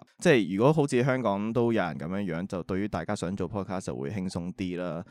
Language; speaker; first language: Cantonese; native; Cantonese